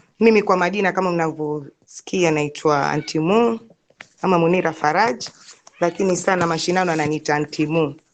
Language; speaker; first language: Swahili; native; Swahili